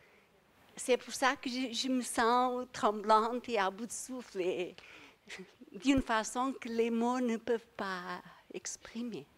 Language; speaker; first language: French; non-native, fluent; Portuguese